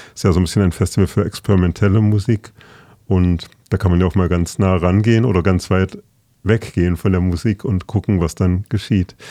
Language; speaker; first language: German; native; German